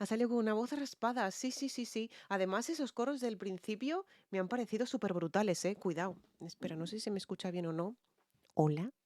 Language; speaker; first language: Spanish; native; Spanish